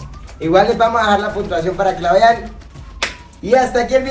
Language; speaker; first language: Spanish; native; Spanish